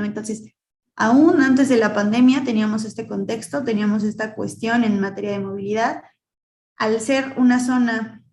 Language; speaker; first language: Spanish; native; Spanish